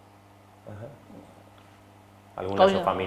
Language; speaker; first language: Spanish; native; Spanish